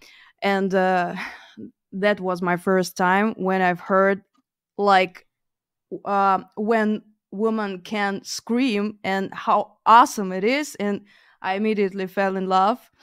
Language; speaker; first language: English; non-native, fluent; Russian